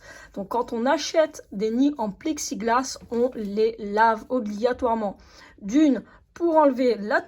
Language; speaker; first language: French; native; French